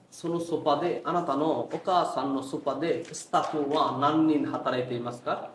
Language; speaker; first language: Japanese; non-native, fluent; Bangla